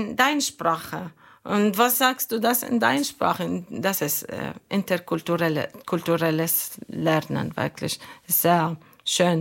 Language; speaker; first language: German; non-native, learner; Arabic